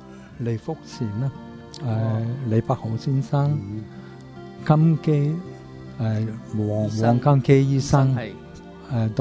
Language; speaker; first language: Cantonese; non-native, fluent; Italian